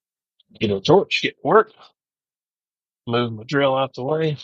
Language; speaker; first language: English; native; English